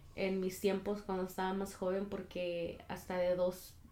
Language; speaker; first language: Spanish; early bilingual, heritage; Spanish